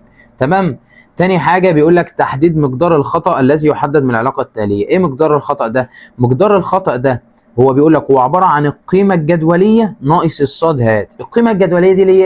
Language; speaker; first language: Arabic; native; Arabic